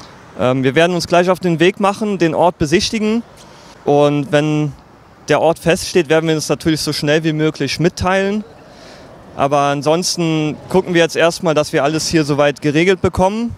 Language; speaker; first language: German; native; German